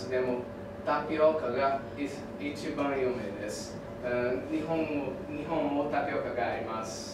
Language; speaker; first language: Japanese; non-native, learner; Portuguese